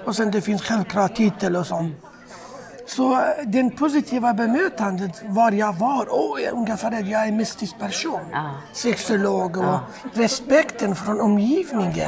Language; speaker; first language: Swedish; non-native, fluent; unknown